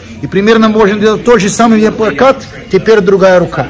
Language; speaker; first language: Russian; non-native, fluent; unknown